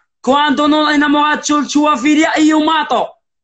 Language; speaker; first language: Italian; non-native, learner; Arabic